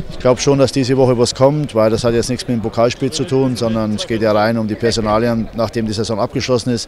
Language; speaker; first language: German; native; German